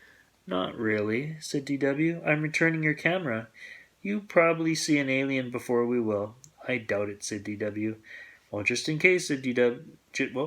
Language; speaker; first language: English; native; English